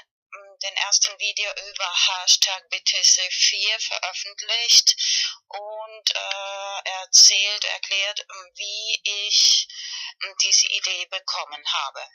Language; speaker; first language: German; non-native, fluent; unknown